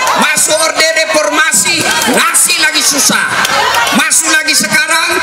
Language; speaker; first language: Indonesian; native; Indonesian